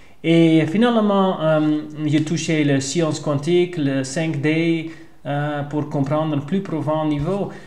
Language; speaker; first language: French; non-native, learner; Dutch